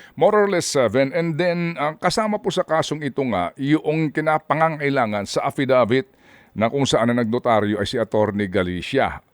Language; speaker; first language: Filipino; native; Filipino